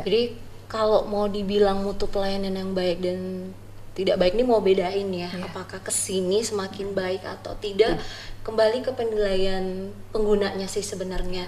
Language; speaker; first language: Indonesian; native; Indonesian